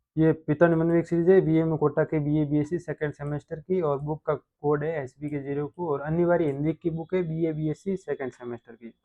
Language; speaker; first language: Hindi; native; Hindi